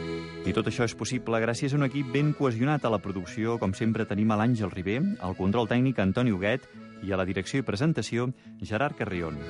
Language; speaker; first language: Catalan; native; Catalan